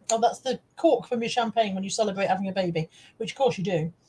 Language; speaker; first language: English; native; English